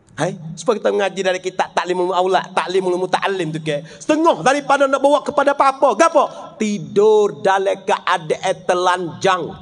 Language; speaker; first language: Malay; native; Malay